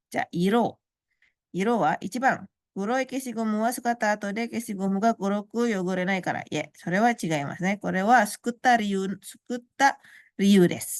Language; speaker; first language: Japanese; non-native, fluent; Indonesian